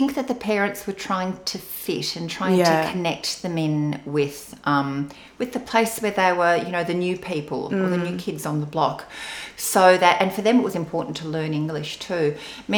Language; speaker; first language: English; non-native, local second language; Venetian